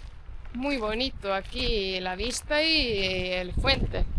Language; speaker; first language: Spanish; non-native, fluent; Estonian